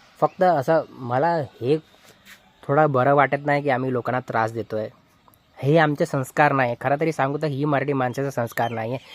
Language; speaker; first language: Marathi; non-native, local second language; Hindi